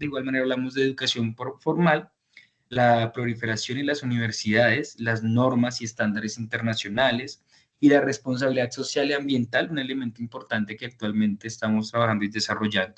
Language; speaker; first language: Spanish; native; Spanish